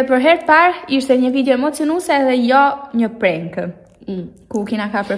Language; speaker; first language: Albanian; early bilingual, heritage; Albanian